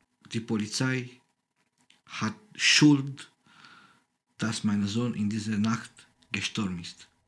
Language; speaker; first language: German; non-native, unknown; Romanian